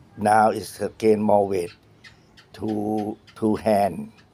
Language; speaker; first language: English; non-native, learner; Thai